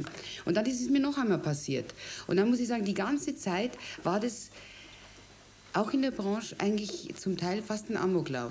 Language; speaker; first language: German; native; German